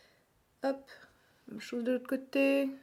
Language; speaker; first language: French; native; French